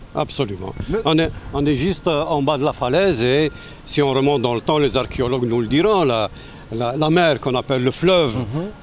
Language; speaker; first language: French; non-native, local second language; Arabic